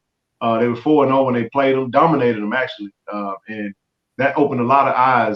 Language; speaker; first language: English; native; English